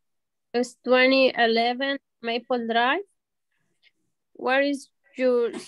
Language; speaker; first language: English; non-native, learner; Spanish